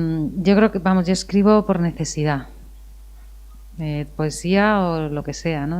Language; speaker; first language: Spanish; native; Spanish